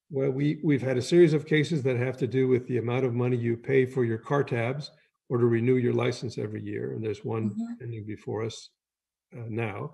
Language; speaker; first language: English; native; English